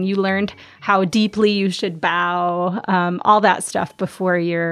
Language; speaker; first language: English; native; English